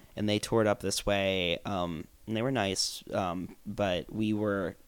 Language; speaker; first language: English; native; English